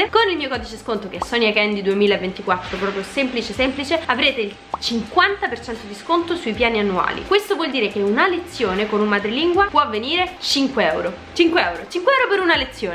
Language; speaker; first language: Italian; native; Italian